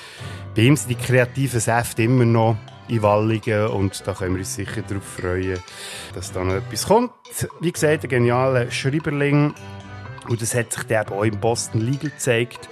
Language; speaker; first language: German; native; German